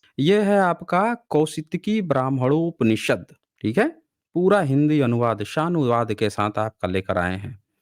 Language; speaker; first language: Hindi; native; Hindi